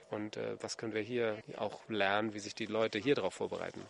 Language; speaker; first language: German; native; German